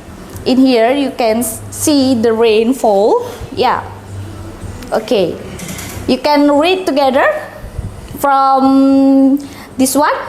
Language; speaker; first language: English; non-native, learner; Indonesian